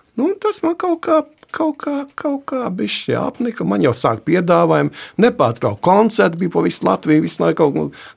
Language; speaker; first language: Latvian; native; Latvian